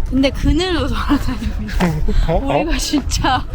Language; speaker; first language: Korean; non-native, fluent; Persian